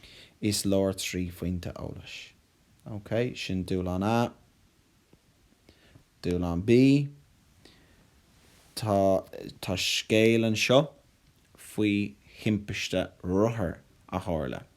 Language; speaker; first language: Irish; non-native, local second language; English